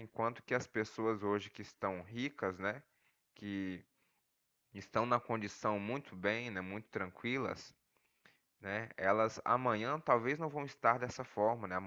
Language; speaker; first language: Portuguese; native; Portuguese